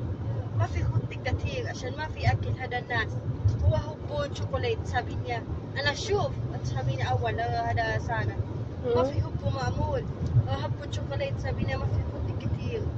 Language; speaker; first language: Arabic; non-native, learner; Filipino